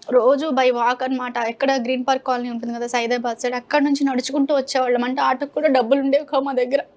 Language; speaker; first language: Telugu; non-native, local second language; Hindi